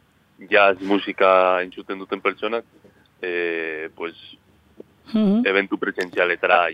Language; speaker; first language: Basque; non-native, local second language; Spanish